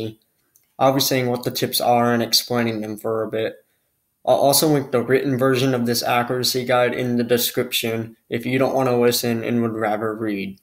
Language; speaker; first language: English; native; English